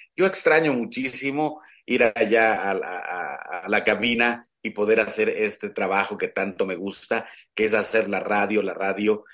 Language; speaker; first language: Spanish; non-native, local second language; Nahuatl languages